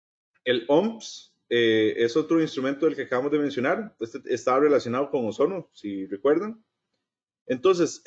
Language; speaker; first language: Spanish; native; Spanish